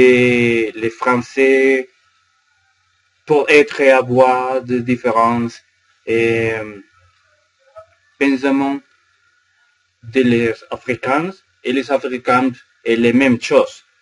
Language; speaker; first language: French; non-native, learner; Spanish